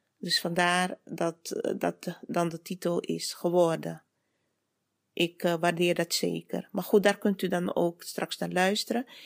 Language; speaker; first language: Dutch; native; Dutch